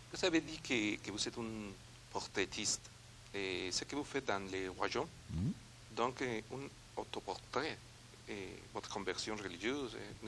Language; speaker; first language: French; non-native, learner; Spanish